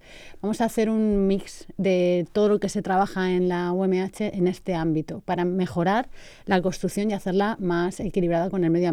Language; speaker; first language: Spanish; native; Spanish